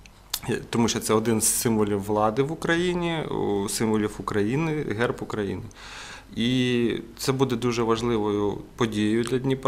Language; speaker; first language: Ukrainian; native; Ukrainian